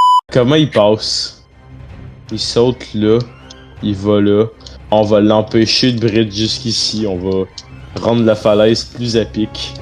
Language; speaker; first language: French; native; French